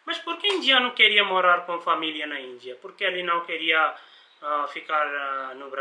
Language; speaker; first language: Portuguese; non-native, learner; Hindi